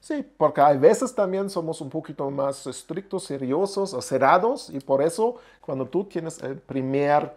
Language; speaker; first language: Spanish; non-native, learner; German